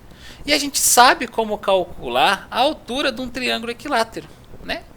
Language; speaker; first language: Portuguese; native; Portuguese